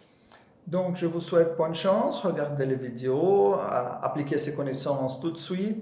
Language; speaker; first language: French; non-native, fluent; Portuguese